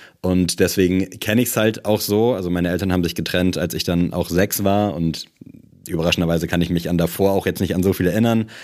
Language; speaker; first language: German; native; German